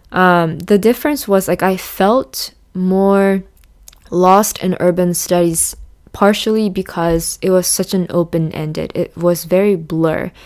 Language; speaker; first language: English; early bilingual, other home language; Japanese